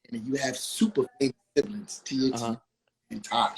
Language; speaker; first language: English; native; English